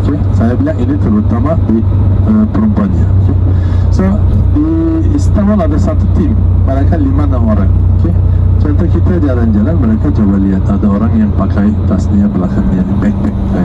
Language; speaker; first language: Indonesian; non-native, learner; Turkish